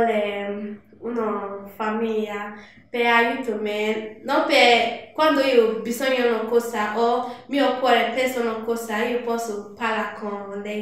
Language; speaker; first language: Italian; non-native, learner; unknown